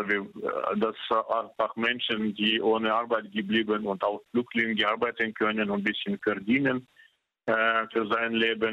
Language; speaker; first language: German; non-native, fluent; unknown